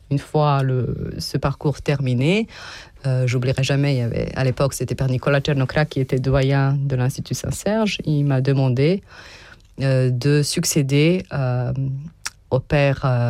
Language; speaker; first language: French; non-native, fluent; Serbian